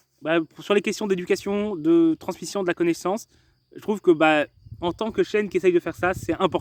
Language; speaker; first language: French; native; French